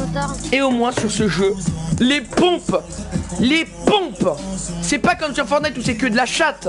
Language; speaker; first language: French; native; French